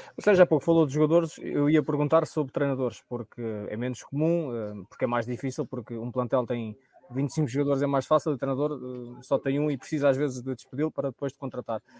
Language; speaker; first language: Portuguese; native; Portuguese